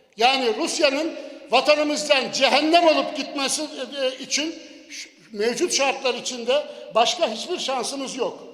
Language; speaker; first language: Turkish; native; Turkish